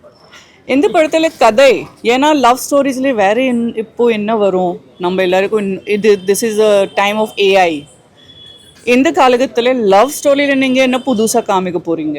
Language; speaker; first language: Tamil; non-native, fluent; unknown